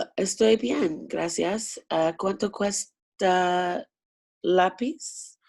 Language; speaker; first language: Spanish; non-native, learner; English